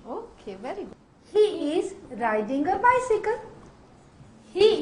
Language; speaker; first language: English; non-native, fluent; Gujarati